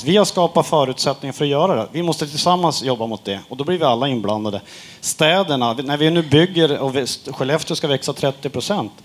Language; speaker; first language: Swedish; native; Swedish